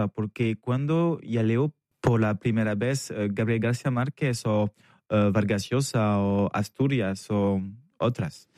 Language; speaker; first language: Spanish; non-native, learner; French